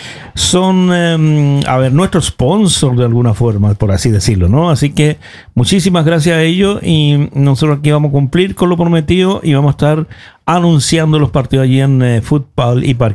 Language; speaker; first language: Spanish; native; Spanish